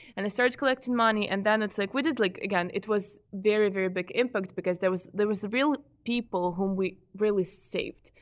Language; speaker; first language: English; non-native, fluent; Ukrainian